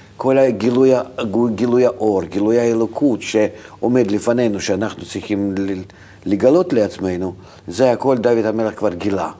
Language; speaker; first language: Hebrew; non-native, fluent; Russian